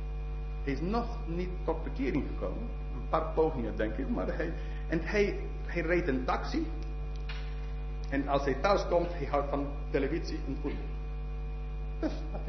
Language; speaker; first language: Dutch; non-native, fluent; English